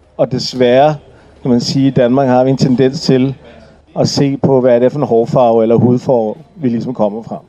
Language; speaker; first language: Danish; early bilingual, other home language; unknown